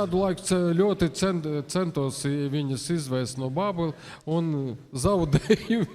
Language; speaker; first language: Latvian; non-native, local second language; Russian